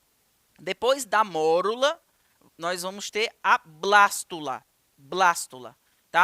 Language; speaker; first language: Portuguese; native; Portuguese